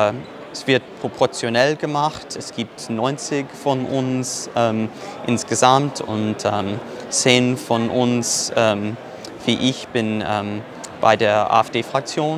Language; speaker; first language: German; non-native, fluent; English